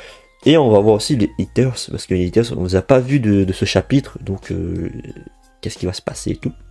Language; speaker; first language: French; native; French